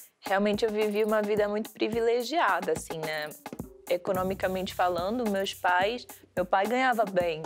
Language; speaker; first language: Portuguese; early bilingual, heritage; Portuguese